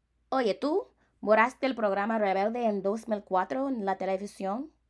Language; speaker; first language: Spanish; non-native, fluent; English